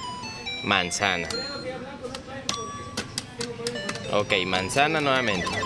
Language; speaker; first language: Spanish; native; Spanish